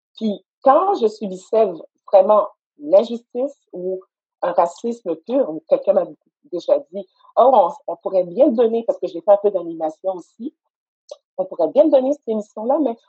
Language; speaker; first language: French; native; French